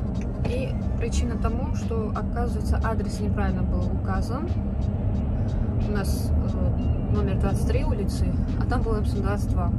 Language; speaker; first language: Russian; native; Russian